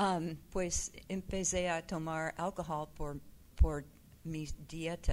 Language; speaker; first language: Spanish; non-native, fluent; English